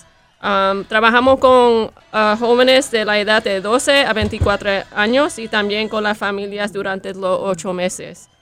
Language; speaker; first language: Spanish; early bilingual, heritage; Spanish